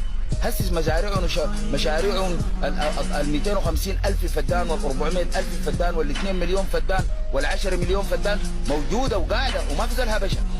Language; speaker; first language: Arabic; native; Arabic